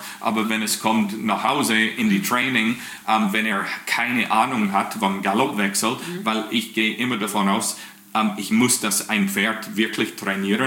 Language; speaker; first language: German; non-native, fluent; English